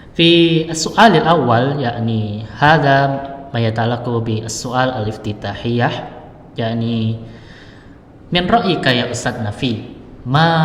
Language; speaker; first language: Arabic; non-native, learner; Indonesian